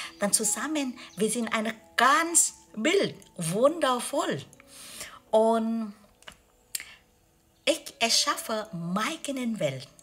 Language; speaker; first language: German; non-native, learner; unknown